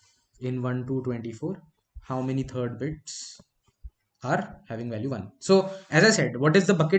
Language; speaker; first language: English; non-native, local second language; Hindi